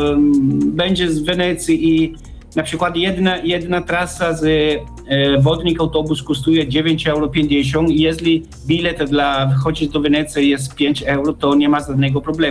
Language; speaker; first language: Polish; non-native, learner; Italian